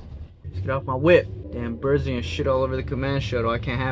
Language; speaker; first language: English; native; English